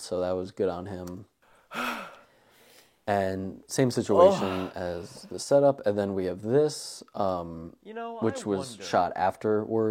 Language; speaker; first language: English; native; English